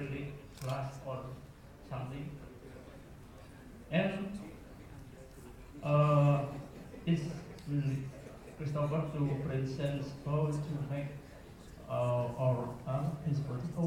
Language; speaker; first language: English; non-native, learner; Indonesian